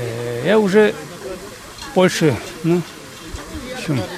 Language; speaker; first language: Russian; non-native, fluent; Azerbaijani